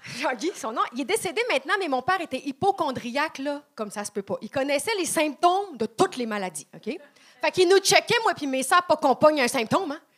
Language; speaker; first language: French; native; French